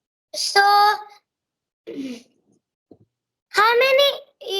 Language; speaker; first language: English; non-native, learner; Marathi